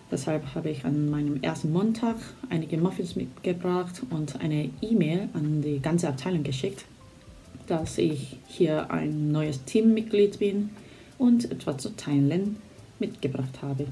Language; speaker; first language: German; non-native, fluent; Korean